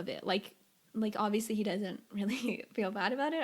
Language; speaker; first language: English; native; English